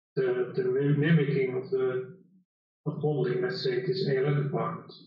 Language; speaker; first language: English; non-native, fluent; Dutch